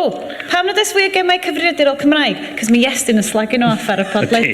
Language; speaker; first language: Welsh; native; Welsh